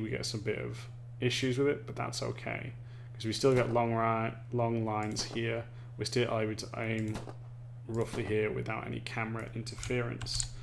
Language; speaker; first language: English; native; English